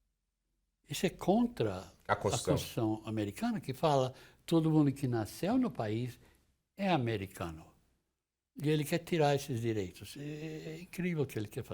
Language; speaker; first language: Portuguese; non-native, fluent; English